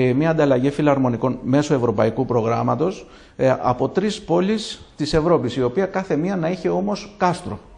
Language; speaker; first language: Greek; native; Greek